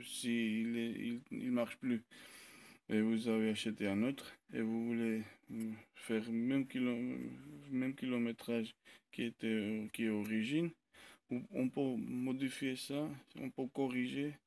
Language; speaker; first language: French; non-native, learner; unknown